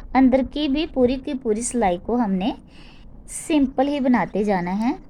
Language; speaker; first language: Hindi; non-native, local second language; Punjabi